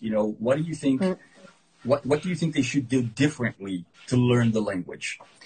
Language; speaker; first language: English; non-native, fluent; Portuguese